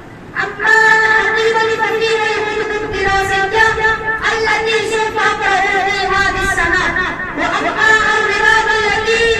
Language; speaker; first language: Arabic; non-native, learner; Urdu